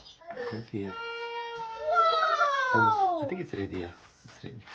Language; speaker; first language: English; non-native, learner; Romanian